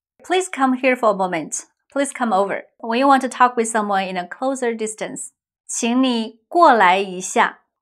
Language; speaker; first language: English; non-native, fluent; Chinese